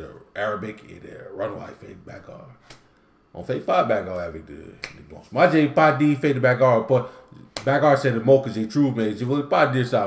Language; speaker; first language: French; non-native, learner; English